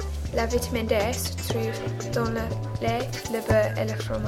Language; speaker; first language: French; non-native, learner; English